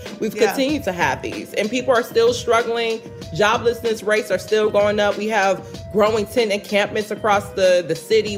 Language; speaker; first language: English; native; English